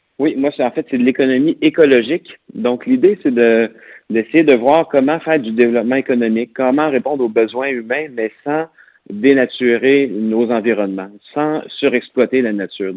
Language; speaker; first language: French; native; French